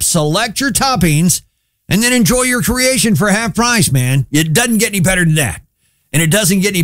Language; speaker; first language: English; native; English